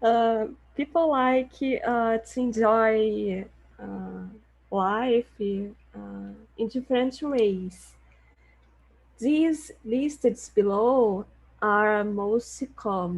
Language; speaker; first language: English; non-native, learner; Portuguese